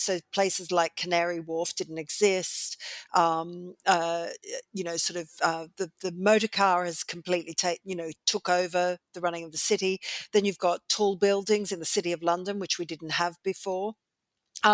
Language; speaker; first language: English; native; English